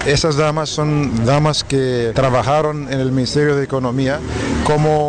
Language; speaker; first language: Spanish; non-native, fluent; Greek